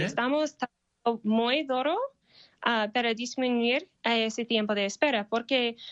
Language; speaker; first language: Spanish; non-native, learner; English